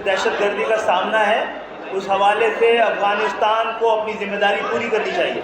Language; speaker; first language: Urdu; native; Urdu